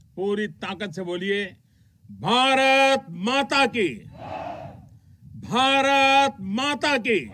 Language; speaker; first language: Hindi; non-native, local second language; Gujarati